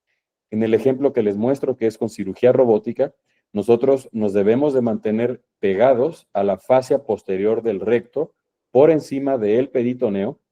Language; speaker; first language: Spanish; native; Spanish